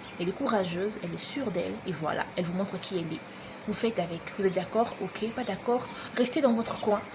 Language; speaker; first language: French; non-native, local second language; Lingala